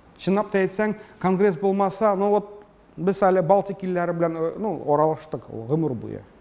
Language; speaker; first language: Tatar; early bilingual, heritage; Tatar